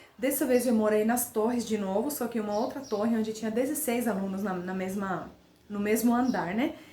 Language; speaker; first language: Portuguese; non-native, fluent; Finnish